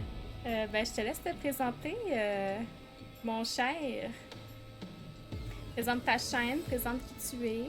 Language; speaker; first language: French; native; French